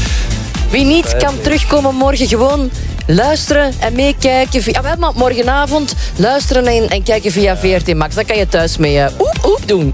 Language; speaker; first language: Dutch; native; Dutch